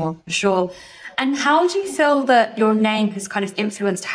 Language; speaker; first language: English; native; English